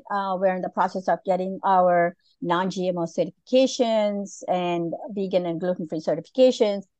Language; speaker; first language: English; non-native, local second language; Tamil